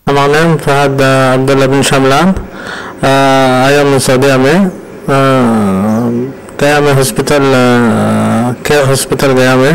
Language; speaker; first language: Hindi; non-native, learner; Arabic